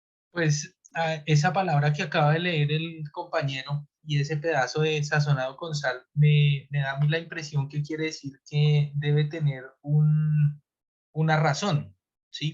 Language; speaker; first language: Spanish; native; Spanish